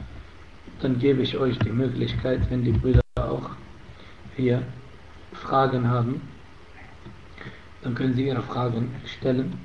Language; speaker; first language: German; non-native, fluent; Arabic